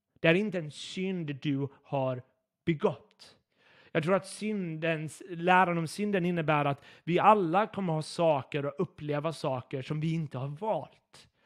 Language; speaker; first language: Swedish; non-native, fluent; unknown